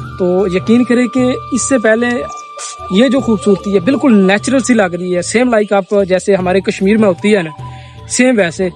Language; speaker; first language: Urdu; non-native, local second language; Punjabi